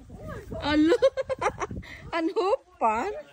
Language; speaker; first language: Swedish; non-native, learner; Filipino